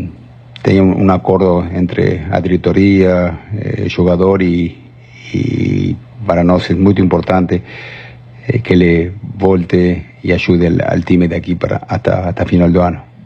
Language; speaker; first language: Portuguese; non-native, learner; Spanish